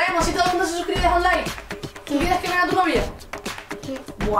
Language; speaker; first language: Spanish; native; Spanish